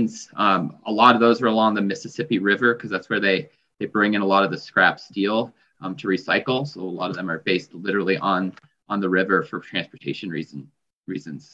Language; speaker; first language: English; native; English